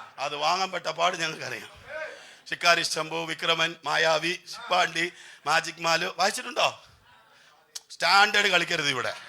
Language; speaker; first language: Malayalam; non-native, local second language; Tamil